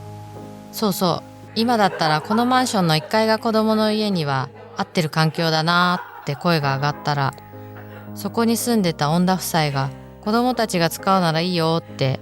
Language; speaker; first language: Japanese; native; Japanese